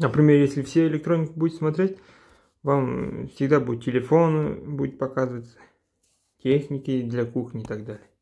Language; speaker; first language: Russian; non-native, local second language; Kazakh